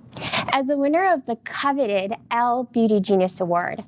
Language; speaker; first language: English; native; English